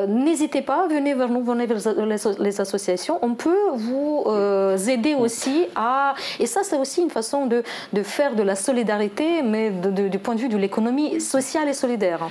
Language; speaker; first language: French; non-native, fluent; Ukrainian